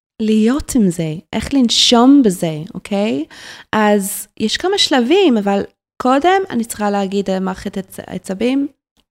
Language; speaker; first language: Hebrew; non-native, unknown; English